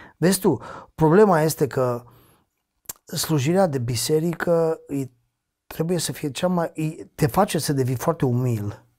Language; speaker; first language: Romanian; native; Romanian